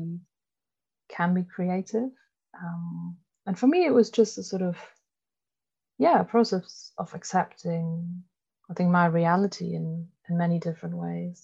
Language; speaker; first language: English; non-native, fluent; German